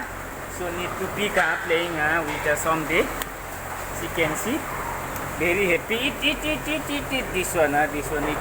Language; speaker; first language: English; non-native, learner; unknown